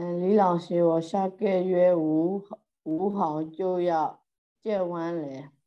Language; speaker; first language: Chinese; non-native, learner; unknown